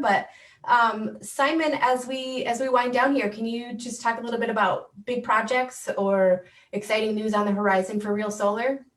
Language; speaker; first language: English; native; English